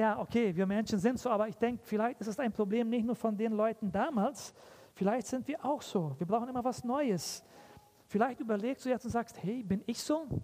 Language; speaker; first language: German; early bilingual, heritage; German